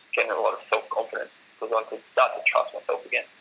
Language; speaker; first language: English; native; English